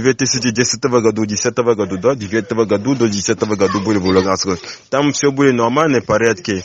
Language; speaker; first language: Russian; non-native, learner; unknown